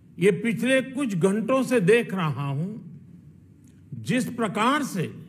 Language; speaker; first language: Hindi; non-native, local second language; Gujarati